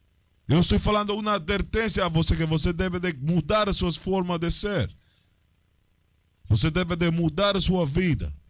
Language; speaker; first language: Portuguese; non-native, learner; Spanish